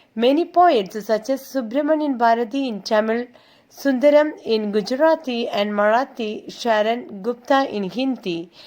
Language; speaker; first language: English; non-native, local second language; Malayalam